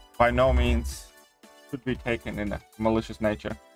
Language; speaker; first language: English; non-native, fluent; Latvian